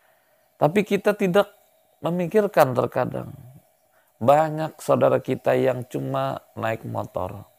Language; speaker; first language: Indonesian; native; Indonesian